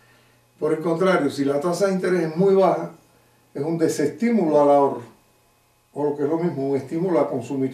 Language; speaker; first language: Spanish; native; Spanish